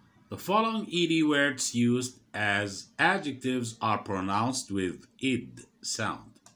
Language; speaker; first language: English; non-native, fluent; Arabic